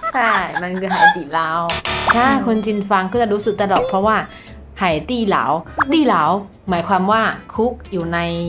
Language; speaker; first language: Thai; non-native, fluent; Chinese